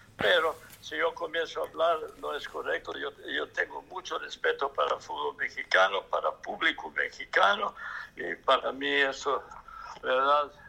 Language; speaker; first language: Spanish; non-native, fluent; Serbian